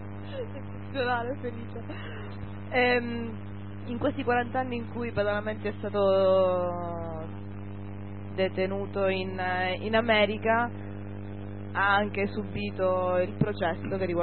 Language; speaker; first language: Italian; native; Italian